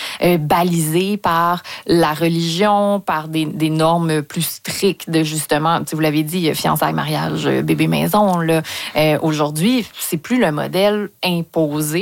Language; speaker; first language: French; native; French